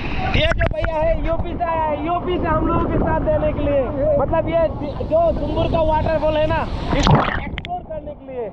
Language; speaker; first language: Hindi; non-native, local second language; Bangla